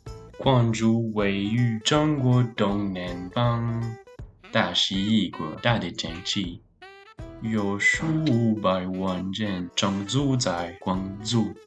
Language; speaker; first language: Chinese; non-native, learner; French